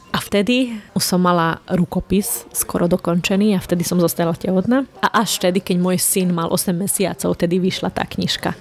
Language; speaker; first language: Slovak; non-native, local second language; Hungarian